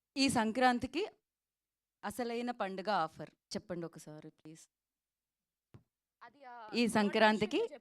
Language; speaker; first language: Telugu; native; Telugu